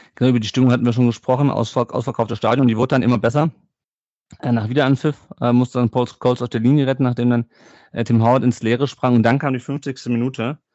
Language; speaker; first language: German; native; German